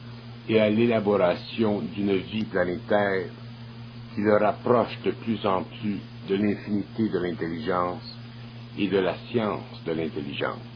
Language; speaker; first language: French; native; French